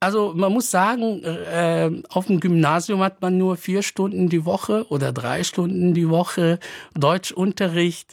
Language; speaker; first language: German; non-native, fluent; Arabic